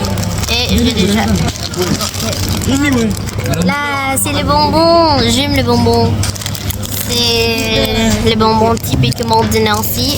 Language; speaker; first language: French; non-native, learner; Indonesian